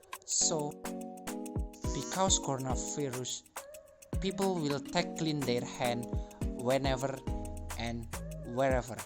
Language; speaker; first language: English; non-native, learner; Indonesian